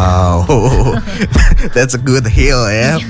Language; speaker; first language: English; non-native, learner; Indonesian